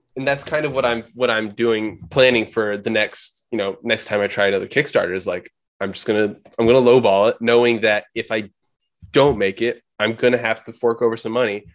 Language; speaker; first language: English; native; English